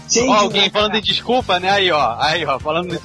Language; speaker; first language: Portuguese; native; Portuguese